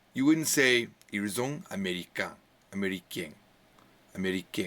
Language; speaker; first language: French; non-native, learner; English